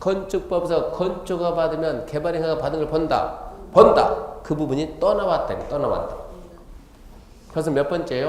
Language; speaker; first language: Korean; native; Korean